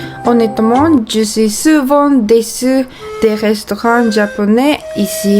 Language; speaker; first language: French; non-native, fluent; Japanese